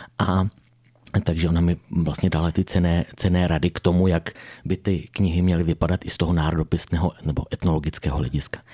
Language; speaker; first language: Czech; native; Czech